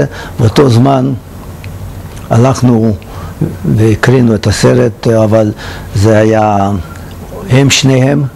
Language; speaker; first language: Hebrew; non-native, fluent; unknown